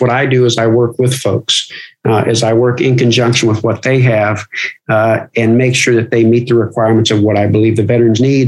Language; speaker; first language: English; native; English